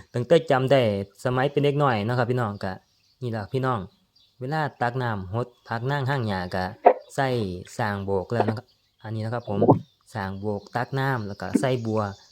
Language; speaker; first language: Thai; native; Thai